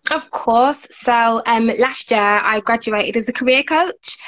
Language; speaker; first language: English; native; English